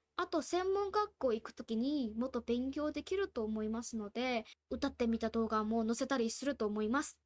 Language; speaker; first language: Japanese; non-native, fluent; Burmese